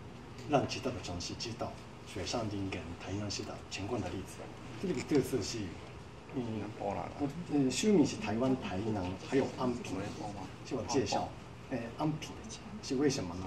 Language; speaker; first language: Chinese; non-native, fluent; Japanese